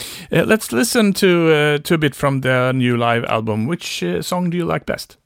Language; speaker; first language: English; non-native, fluent; Swedish